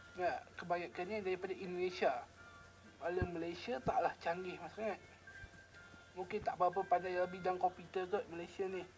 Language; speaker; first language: Malay; native; Malay